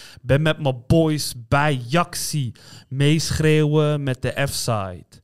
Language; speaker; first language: Dutch; native; Dutch